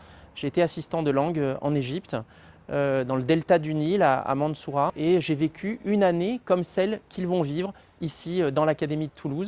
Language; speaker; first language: French; native; French